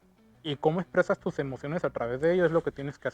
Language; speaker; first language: Spanish; native; Spanish